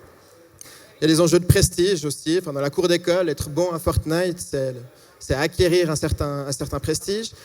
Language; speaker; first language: French; native; French